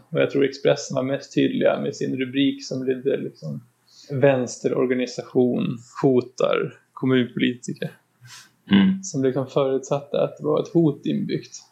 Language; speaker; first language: Swedish; native; Swedish